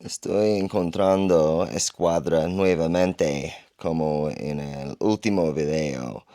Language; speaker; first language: Spanish; non-native, learner; English